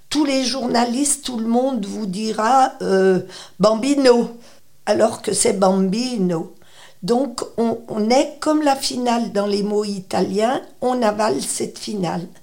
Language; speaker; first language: French; native; French